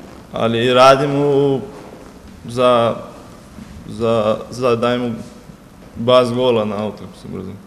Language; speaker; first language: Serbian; non-native, learner; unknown